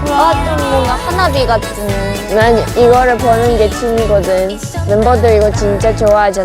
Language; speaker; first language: Korean; non-native, fluent; Japanese